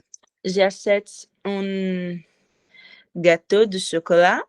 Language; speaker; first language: French; non-native, learner; Portuguese